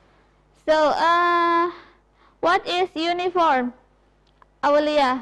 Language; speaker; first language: English; non-native, fluent; Indonesian